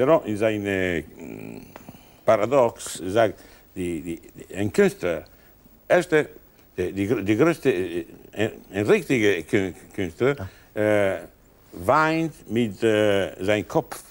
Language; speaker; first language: German; non-native, learner; Italian